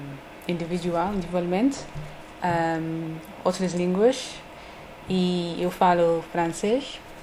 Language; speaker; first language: Portuguese; non-native, learner; English